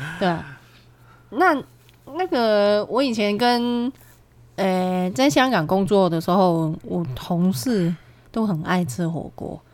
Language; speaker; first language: Chinese; non-native, local second language; Cantonese